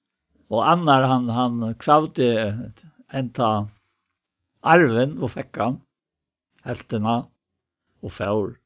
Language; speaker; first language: Danish; non-native, local second language; Faroese